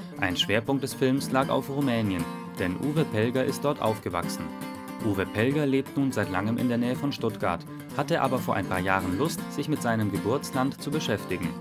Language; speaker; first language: German; native; German